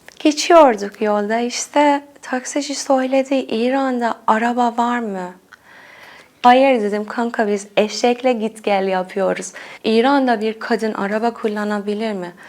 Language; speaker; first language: Turkish; non-native, fluent; Persian